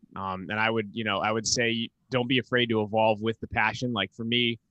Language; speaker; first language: English; native; English